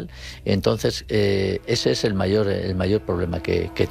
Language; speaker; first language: Spanish; native; Spanish